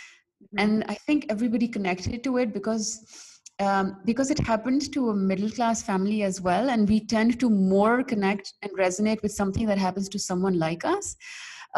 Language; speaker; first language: English; non-native, local second language; Urdu